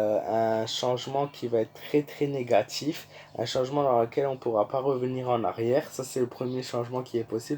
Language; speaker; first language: French; native; French